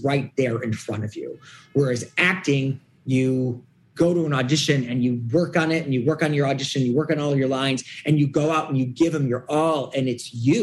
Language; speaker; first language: English; native; English